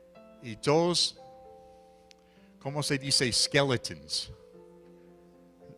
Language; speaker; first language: Spanish; non-native, fluent; English